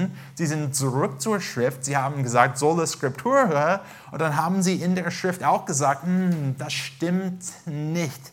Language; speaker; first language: German; non-native, fluent; English